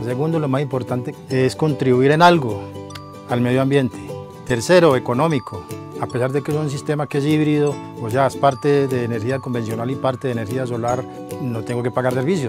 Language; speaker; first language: Spanish; native; Spanish